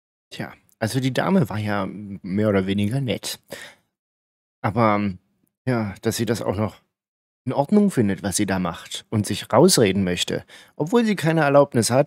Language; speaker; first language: German; native; German